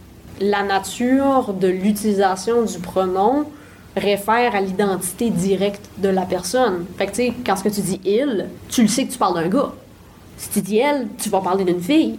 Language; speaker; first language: French; native; French